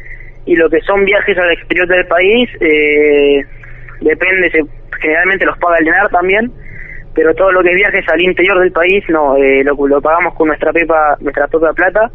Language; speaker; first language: Spanish; native; Spanish